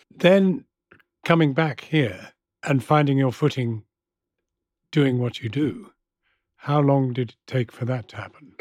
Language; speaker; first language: English; native; English